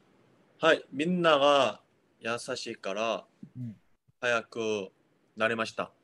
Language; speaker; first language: Japanese; non-native, learner; Korean